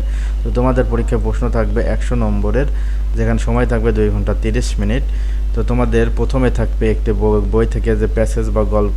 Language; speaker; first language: Bangla; native; Bangla